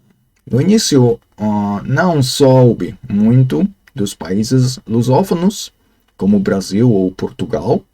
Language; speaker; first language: Portuguese; non-native, learner; Slovak